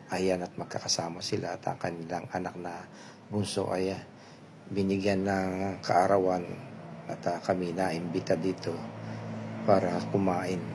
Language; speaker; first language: Filipino; non-native, local second language; Pampanga